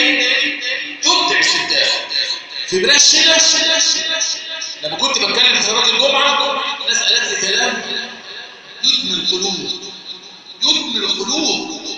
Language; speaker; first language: Arabic; native; Arabic